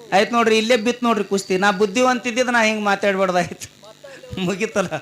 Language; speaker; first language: Kannada; non-native, local second language; Lambadi